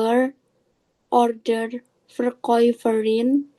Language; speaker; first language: German; non-native, learner; Indonesian